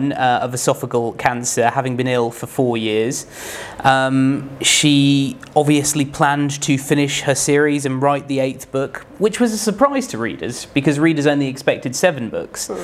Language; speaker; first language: English; native; English